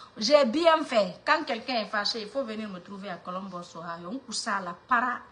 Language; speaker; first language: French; non-native, local second language; Mandingo